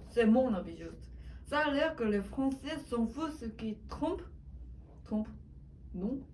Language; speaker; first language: French; non-native, learner; Korean